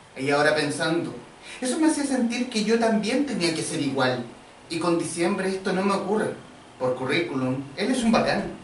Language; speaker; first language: Spanish; native; Spanish